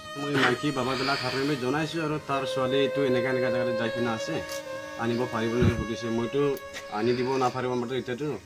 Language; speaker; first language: Assamese; non-native, local second language; Garo